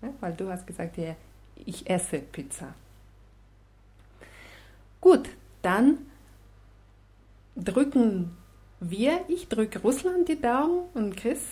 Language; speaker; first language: German; non-native, fluent; Russian